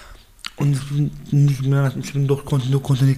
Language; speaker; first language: German; non-native, learner; Baluchi